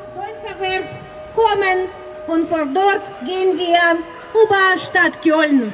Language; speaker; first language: German; non-native, fluent; Russian